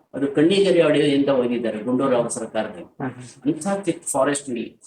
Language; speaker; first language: Kannada; early bilingual, other home language; Marathi